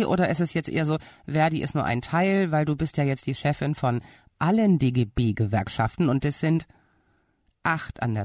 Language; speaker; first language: German; native; German